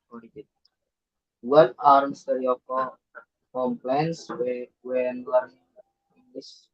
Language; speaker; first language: English; non-native, learner; Indonesian